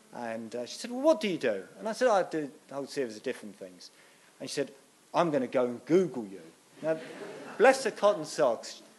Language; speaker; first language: English; native; English